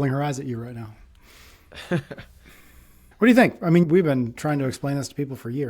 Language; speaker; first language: English; native; English